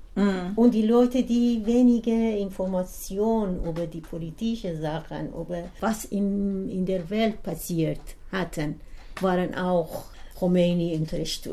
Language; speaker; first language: German; non-native, learner; Persian